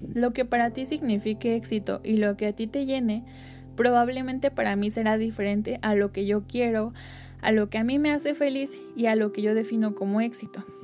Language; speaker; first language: Spanish; native; Spanish